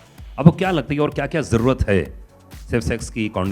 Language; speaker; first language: Hindi; native; Hindi